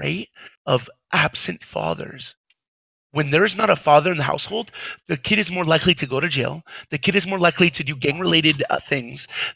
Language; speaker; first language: English; native; English